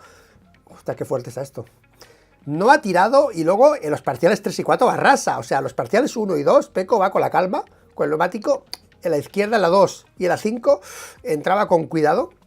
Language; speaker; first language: Spanish; native; Spanish